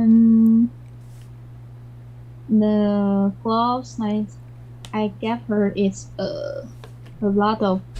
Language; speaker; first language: English; non-native, learner; Chinese